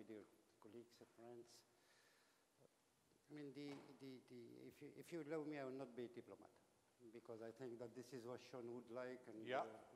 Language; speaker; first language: English; non-native, fluent; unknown